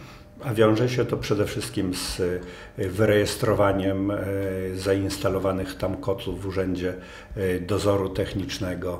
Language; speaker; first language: Polish; native; Polish